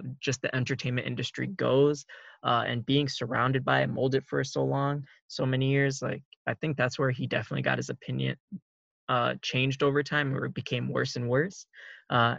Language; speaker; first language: English; native; English